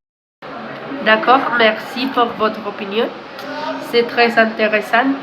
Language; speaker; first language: French; non-native, learner; Spanish